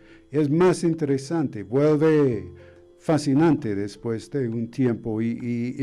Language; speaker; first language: Spanish; non-native, fluent; English